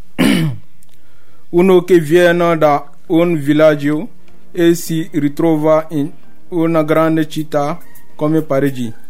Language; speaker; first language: Italian; non-native, learner; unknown